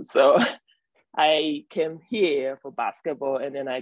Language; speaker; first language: English; non-native, local second language; Igbo